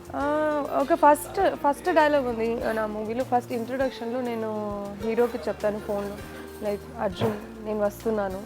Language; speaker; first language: Telugu; non-native, local second language; Kannada